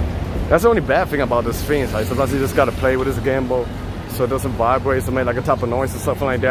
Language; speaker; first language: English; non-native, local second language; Spanish